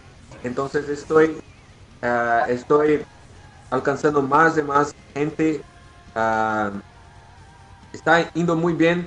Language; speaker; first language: Spanish; non-native, learner; Portuguese